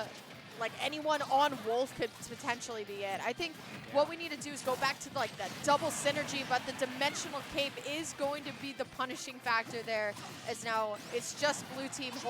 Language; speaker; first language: English; native; English